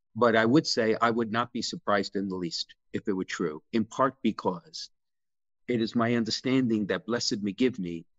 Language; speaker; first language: English; native; English